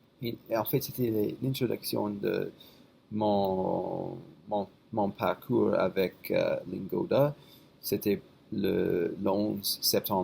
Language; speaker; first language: French; non-native, fluent; English